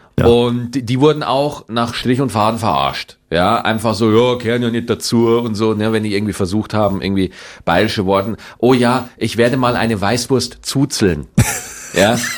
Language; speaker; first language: German; native; German